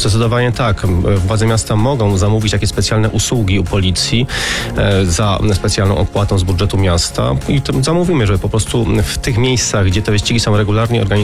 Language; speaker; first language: Polish; native; Polish